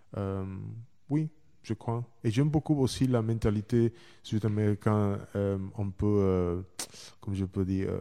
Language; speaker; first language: French; non-native, learner; Chinese